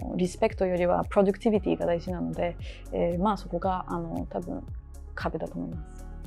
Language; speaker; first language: Japanese; early bilingual, heritage; Japanese